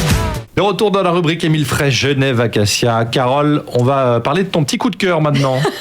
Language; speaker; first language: French; native; French